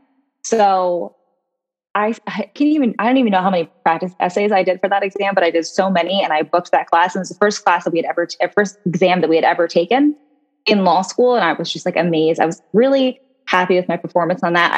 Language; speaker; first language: English; native; English